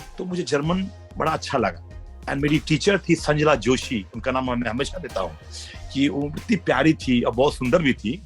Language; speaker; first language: Hindi; native; Hindi